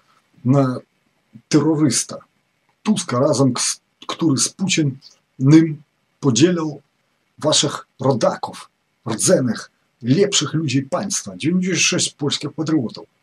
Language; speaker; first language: Polish; non-native, fluent; Ukrainian